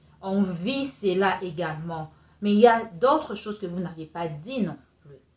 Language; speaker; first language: French; non-native, local second language; Lingala